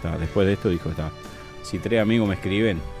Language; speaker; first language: Spanish; native; Spanish